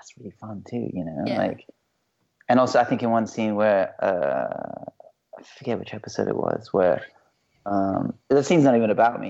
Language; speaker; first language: English; native; English